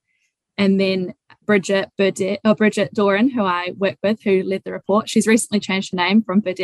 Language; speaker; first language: English; native; English